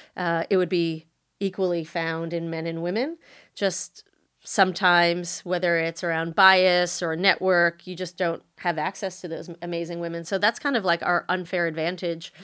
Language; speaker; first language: English; native; English